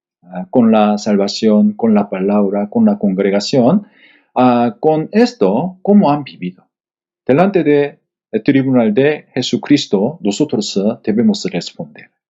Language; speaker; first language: Spanish; non-native, fluent; Korean